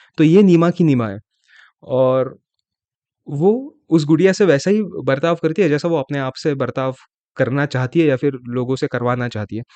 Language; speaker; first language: Hindi; non-native, local second language; Marathi